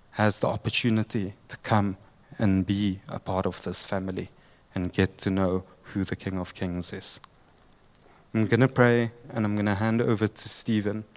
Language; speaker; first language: English; native; English